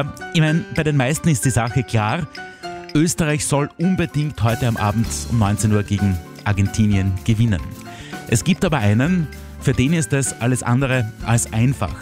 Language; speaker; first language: German; native; German